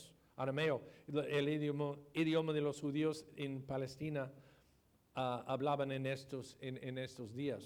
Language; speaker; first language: Spanish; non-native, fluent; English